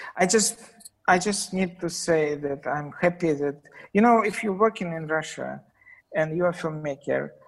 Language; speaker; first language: English; non-native, fluent; Russian